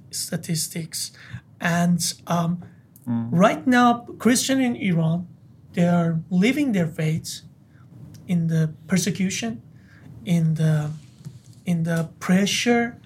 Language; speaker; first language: English; non-native, fluent; Persian